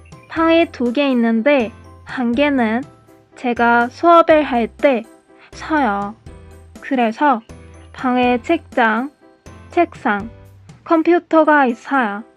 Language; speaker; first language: Korean; non-native, learner; Persian